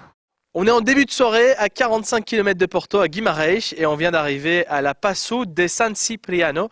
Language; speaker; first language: French; native; French